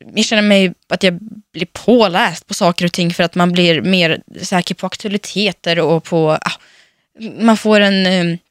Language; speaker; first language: Swedish; early bilingual, other home language; Russian